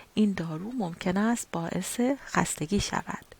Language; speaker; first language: Persian; native; Persian